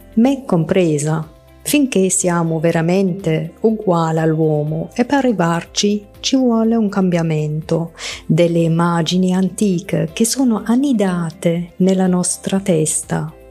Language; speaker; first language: Italian; non-native, fluent; German